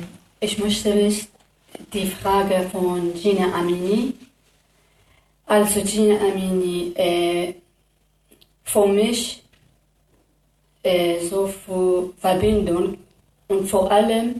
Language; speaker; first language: German; non-native, learner; Kurdish